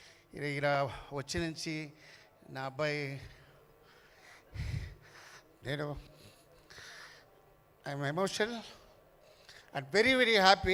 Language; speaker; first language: Telugu; non-native, fluent; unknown